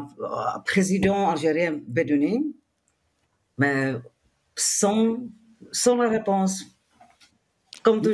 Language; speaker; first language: French; non-native, fluent; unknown